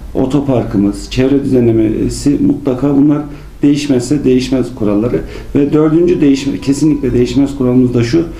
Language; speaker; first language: Turkish; native; Turkish